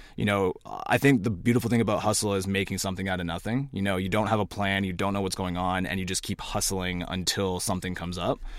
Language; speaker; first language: English; native; English